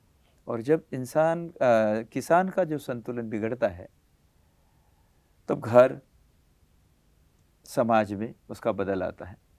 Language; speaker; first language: Hindi; native; Hindi